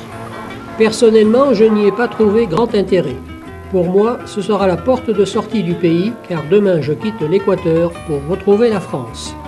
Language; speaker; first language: French; native; French